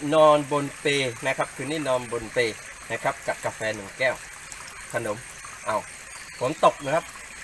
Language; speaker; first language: Thai; non-native, local second language; Pattani Malay